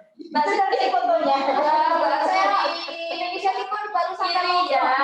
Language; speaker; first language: Indonesian; native; Indonesian